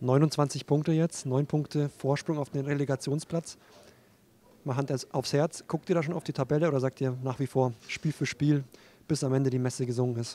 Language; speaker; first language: German; native; German